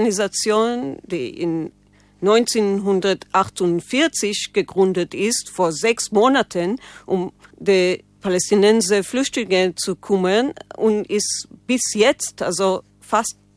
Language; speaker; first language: German; non-native, fluent; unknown